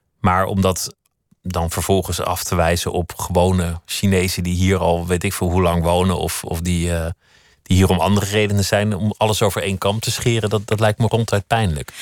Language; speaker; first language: Dutch; native; Dutch